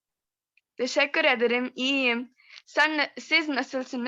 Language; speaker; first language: Turkish; non-native, learner; Urdu